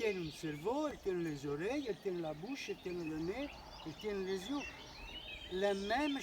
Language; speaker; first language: French; non-native, learner; Italian